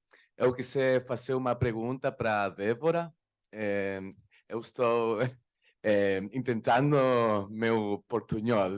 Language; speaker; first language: Portuguese; non-native, learner; Spanish